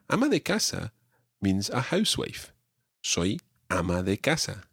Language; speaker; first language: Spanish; non-native, fluent; English